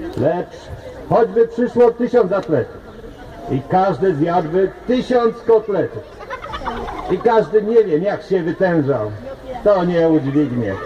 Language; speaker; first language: Polish; native; Polish